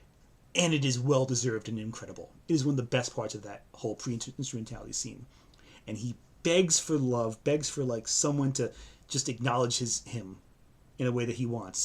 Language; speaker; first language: English; native; English